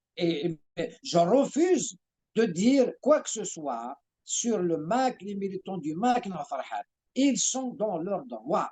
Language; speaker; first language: French; non-native, local second language; Kabyle